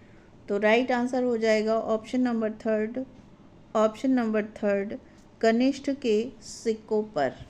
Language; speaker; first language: Hindi; native; Hindi